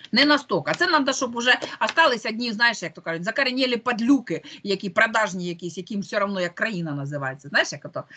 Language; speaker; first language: Ukrainian; native; Ukrainian